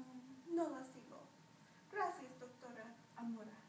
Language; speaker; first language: Spanish; non-native, learner; English